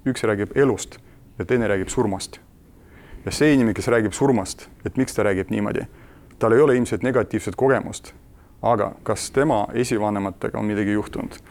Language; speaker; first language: Estonian; non-native, local second language; Russian